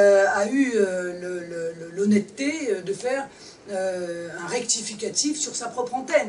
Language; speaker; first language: French; native; French